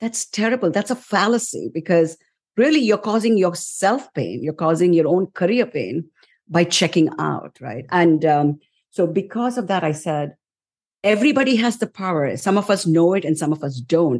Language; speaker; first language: English; non-native, local second language; Tamil